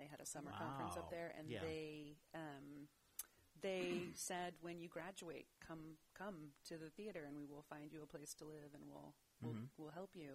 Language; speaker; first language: English; native; English